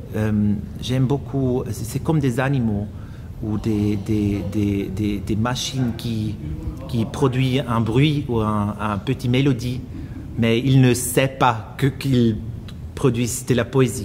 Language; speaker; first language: French; non-native, fluent; German